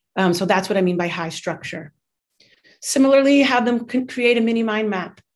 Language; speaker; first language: English; native; English